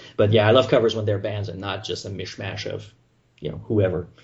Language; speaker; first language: English; non-native, fluent; French